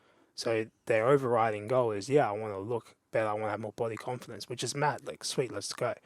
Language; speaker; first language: English; native; English